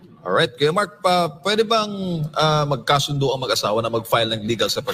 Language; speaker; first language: Filipino; native; Filipino